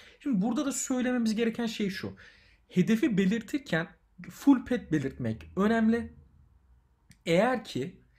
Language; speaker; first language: Turkish; native; Turkish